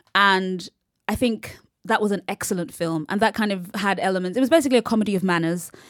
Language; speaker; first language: English; native; English